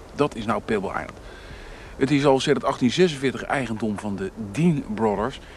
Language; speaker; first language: Dutch; native; Dutch